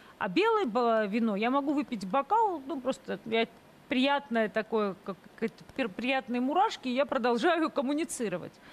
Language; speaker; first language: Russian; native; Russian